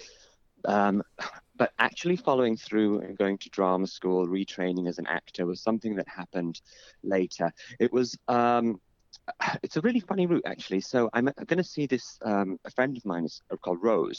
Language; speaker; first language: English; native; English